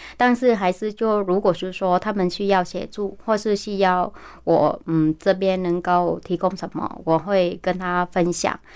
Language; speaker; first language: Chinese; non-native, fluent; Vietnamese